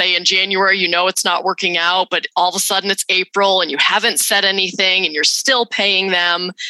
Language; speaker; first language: English; native; English